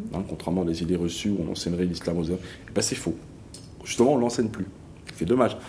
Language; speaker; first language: French; native; French